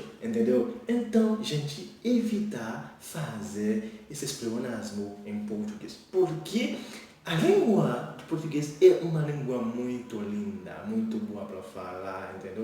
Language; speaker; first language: Portuguese; non-native, learner; Haitian Creole